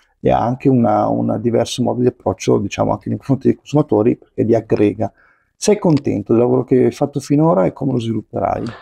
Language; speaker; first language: Italian; native; Italian